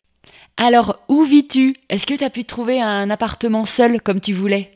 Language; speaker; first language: French; native; French